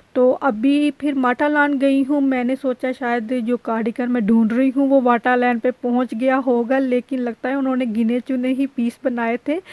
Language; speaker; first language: Urdu; native; Urdu